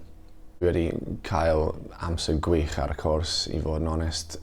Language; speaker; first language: Welsh; non-native, local second language; English